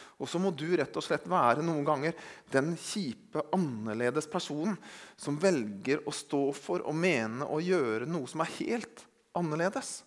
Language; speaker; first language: Norwegian; native; Norwegian